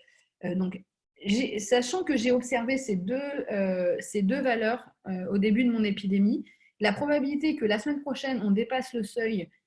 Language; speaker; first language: French; native; French